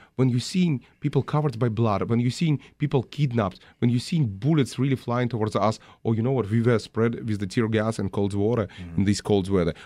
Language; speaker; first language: English; non-native, fluent; Russian